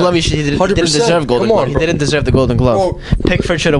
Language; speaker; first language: English; native; English